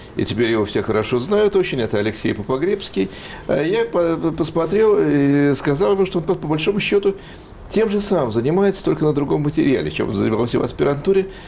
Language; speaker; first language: Russian; native; Russian